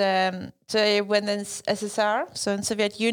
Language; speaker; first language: English; non-native, fluent; Lithuanian